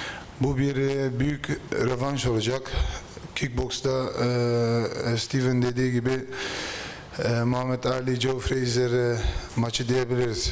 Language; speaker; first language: Turkish; early bilingual, heritage; Turkish